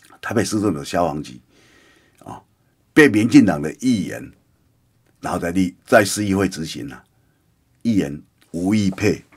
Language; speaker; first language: Chinese; native; Chinese